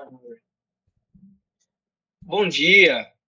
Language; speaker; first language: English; non-native, learner; Portuguese